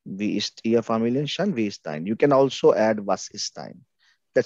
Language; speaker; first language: German; non-native, fluent; Hindi